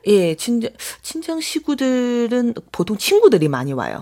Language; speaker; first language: Korean; non-native, fluent; Chinese